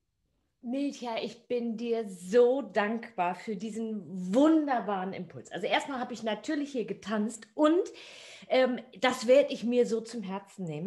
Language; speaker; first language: German; native; German